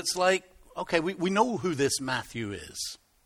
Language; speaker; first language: English; native; English